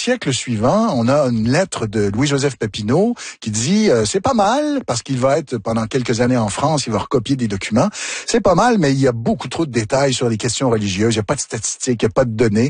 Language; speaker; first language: French; native; French